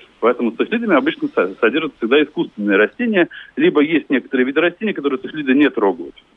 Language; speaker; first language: Russian; native; Russian